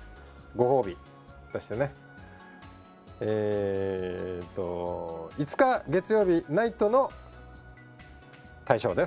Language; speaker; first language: Japanese; native; Japanese